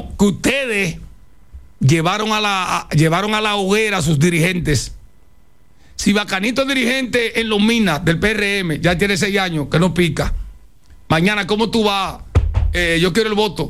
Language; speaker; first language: Spanish; native; Spanish